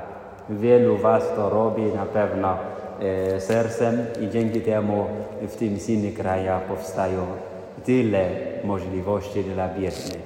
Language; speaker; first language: Polish; non-native, fluent; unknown